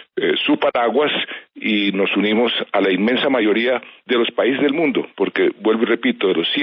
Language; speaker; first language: Spanish; native; Spanish